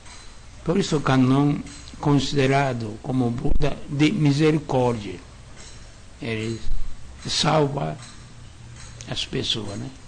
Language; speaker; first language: Portuguese; non-native, learner; Japanese